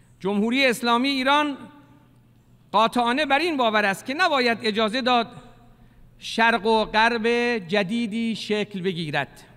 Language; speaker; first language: Persian; native; Persian